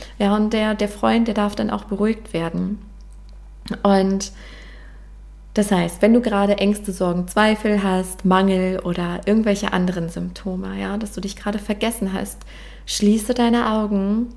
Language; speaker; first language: German; native; German